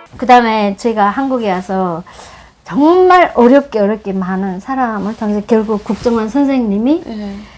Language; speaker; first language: Korean; native; Korean